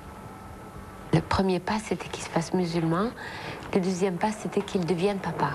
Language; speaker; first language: French; non-native, local second language; Arabic